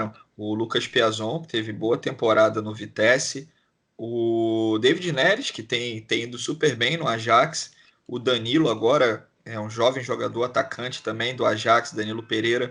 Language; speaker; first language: Portuguese; native; Portuguese